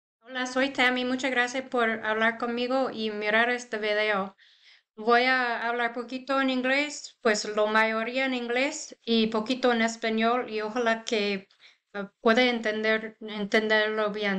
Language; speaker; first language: Spanish; non-native, learner; English